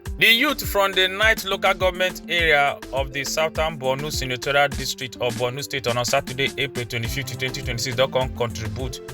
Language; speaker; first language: Nigerian Pidgin; native; Nigerian Pidgin